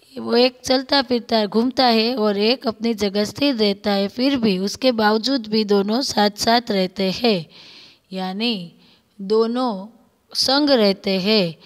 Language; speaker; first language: Hindi; non-native, local second language; Gujarati